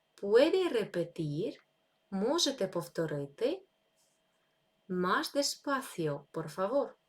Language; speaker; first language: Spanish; non-native, fluent; Ukrainian